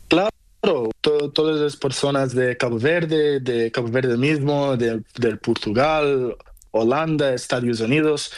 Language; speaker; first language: Spanish; non-native, learner; Portuguese